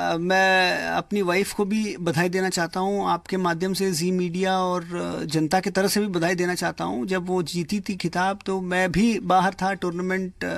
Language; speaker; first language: Hindi; non-native, local second language; Kannada